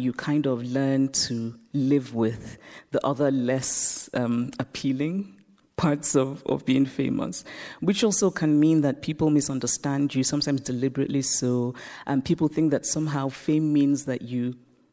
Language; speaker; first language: English; non-native, local second language; Igbo